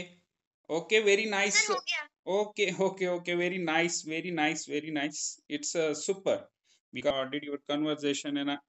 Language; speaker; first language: English; non-native, learner; Hindi